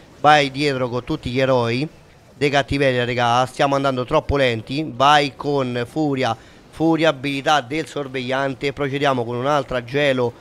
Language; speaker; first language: Italian; native; Italian